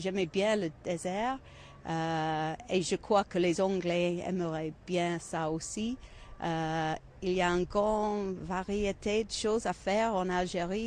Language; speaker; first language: French; non-native, learner; English